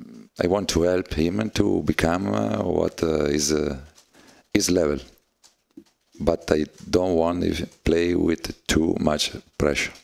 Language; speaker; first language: English; non-native, learner; Italian